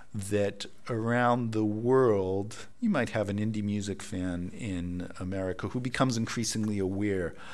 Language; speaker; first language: English; native; English